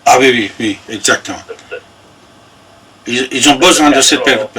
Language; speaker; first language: French; non-native, fluent; Persian